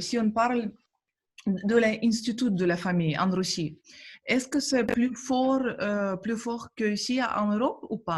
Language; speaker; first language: French; non-native, fluent; Russian